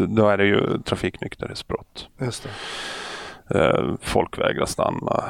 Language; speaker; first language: Swedish; native; Swedish